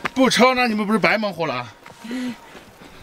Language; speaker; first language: Chinese; native; Chinese